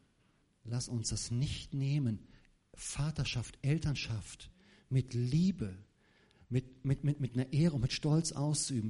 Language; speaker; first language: German; native; German